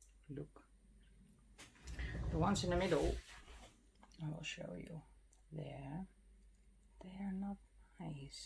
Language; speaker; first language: English; non-native, fluent; Dutch